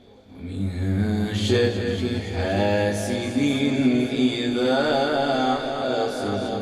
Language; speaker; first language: Arabic; native; Arabic